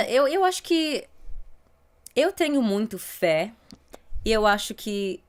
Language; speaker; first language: Portuguese; non-native, fluent; English